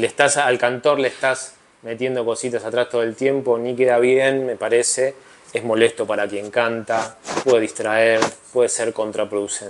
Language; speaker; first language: Spanish; native; Spanish